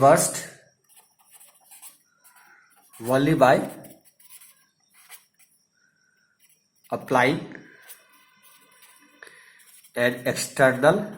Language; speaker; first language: English; non-native, local second language; Hindi